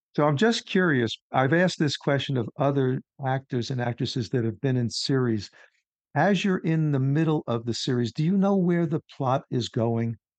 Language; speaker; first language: English; native; English